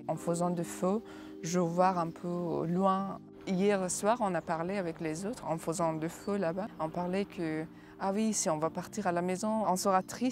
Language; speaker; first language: French; non-native, learner; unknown